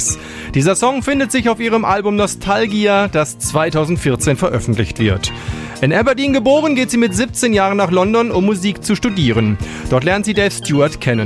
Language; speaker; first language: German; native; German